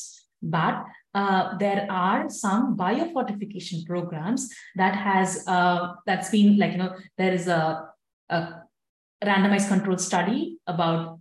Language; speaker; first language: English; non-native, local second language; Tamil